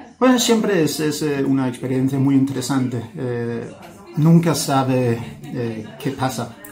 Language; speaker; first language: Spanish; non-native, learner; Danish